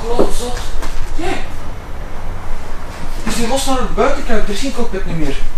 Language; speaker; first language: Dutch; native; Dutch